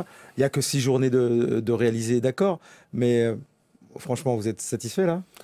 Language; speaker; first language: French; native; French